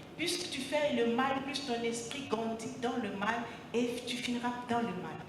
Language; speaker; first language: French; non-native, local second language; Lingala